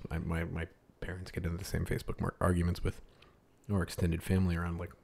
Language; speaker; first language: English; early bilingual, other home language; Italian